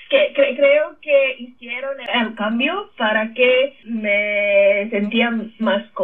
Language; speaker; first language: Spanish; non-native, fluent; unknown